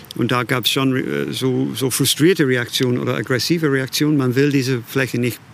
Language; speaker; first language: German; non-native, fluent; English